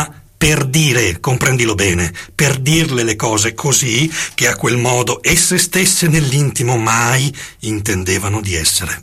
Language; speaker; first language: Italian; native; Italian